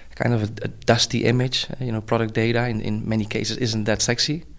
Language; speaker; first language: English; non-native, fluent; Dutch